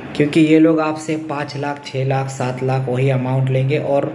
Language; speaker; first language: Hindi; non-native, local second language; Urdu